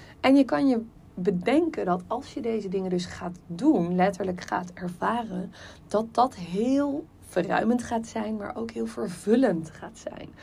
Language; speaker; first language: Dutch; native; Dutch